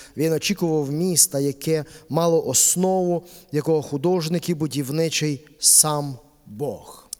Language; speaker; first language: Ukrainian; native; Ukrainian